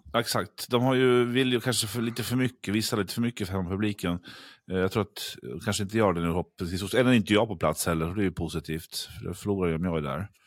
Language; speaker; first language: Swedish; native; Swedish